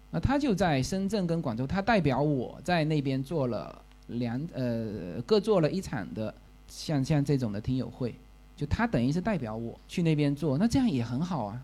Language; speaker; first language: Chinese; native; Chinese